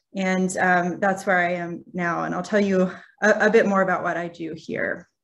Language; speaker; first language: English; native; English